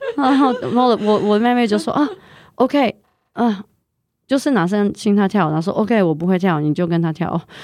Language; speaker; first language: Chinese; non-native, fluent; English